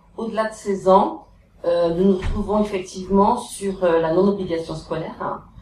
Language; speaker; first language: French; native; French